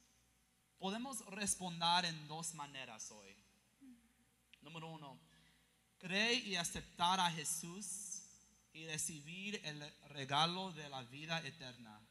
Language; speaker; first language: Spanish; early bilingual, heritage; English